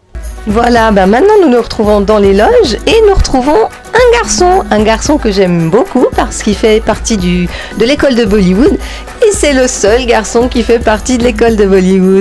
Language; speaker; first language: French; native; French